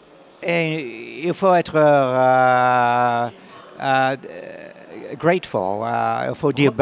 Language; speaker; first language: French; non-native, learner; English